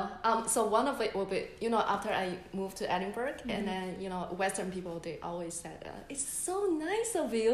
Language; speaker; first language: English; non-native, fluent; Chinese